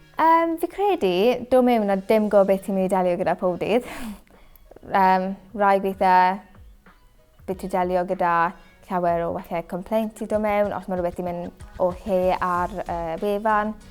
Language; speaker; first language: Welsh; native; Welsh